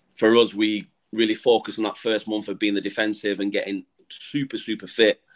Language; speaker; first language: English; native; English